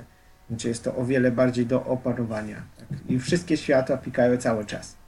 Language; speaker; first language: Polish; non-native, fluent; Slovenian